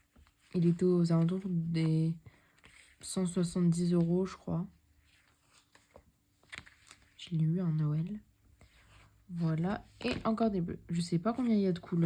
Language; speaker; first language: French; native; French